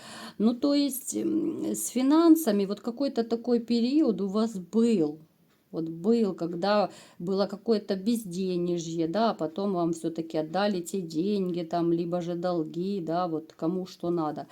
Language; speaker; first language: Russian; native; Russian